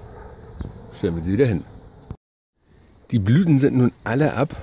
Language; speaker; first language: German; native; German